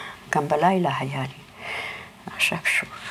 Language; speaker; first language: Hebrew; non-native, fluent; Polish